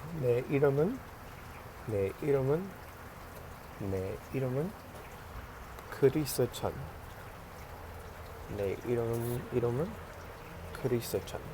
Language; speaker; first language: Korean; non-native, learner; English